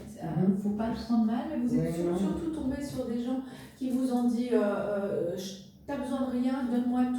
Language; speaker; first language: French; native; French